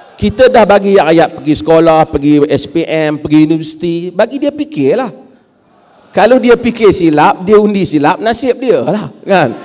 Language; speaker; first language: Malay; native; Malay